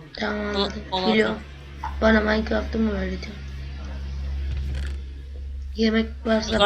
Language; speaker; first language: Turkish; native; Turkish